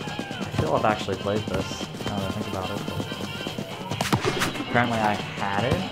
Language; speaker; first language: English; native; English